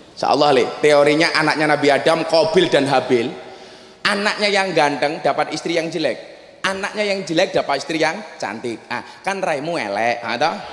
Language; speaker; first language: Indonesian; non-native, local second language; Javanese